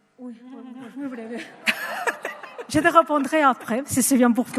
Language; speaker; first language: French; non-native, learner; Spanish